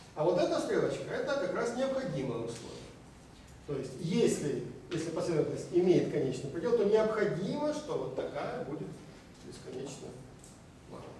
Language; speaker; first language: Russian; native; Russian